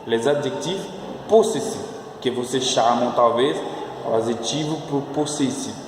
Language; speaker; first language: Portuguese; non-native, fluent; French